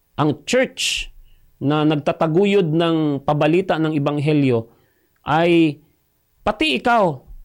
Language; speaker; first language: Filipino; non-native, local second language; Cebuano